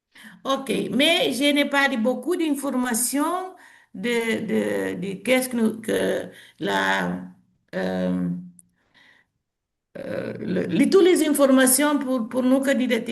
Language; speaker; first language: French; non-native, learner; Portuguese